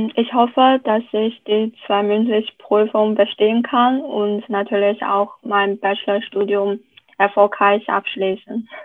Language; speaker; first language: German; non-native, fluent; Chinese